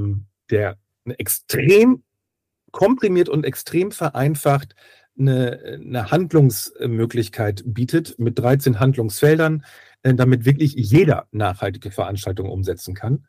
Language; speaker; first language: German; native; German